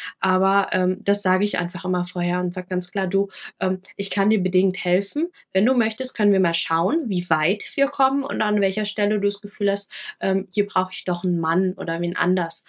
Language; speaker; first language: German; early bilingual, other home language; Vietnamese